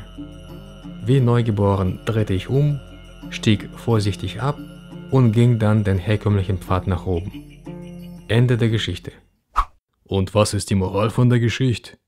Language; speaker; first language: German; early bilingual, other home language; Russian